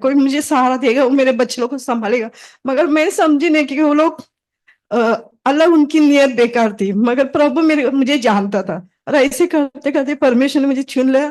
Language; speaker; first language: Hindi; native; Hindi